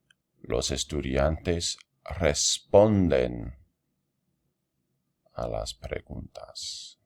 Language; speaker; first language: Spanish; non-native, fluent; English